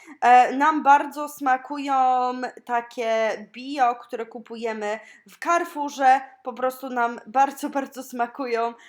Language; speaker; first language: Polish; native; Polish